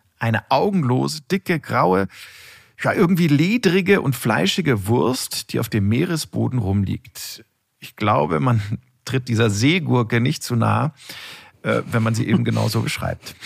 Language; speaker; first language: German; native; German